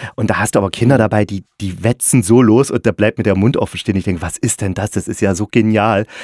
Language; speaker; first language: German; native; German